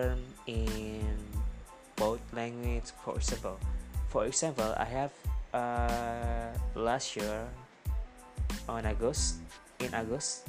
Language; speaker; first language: English; non-native, learner; Indonesian